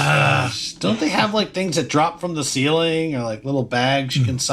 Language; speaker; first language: English; native; English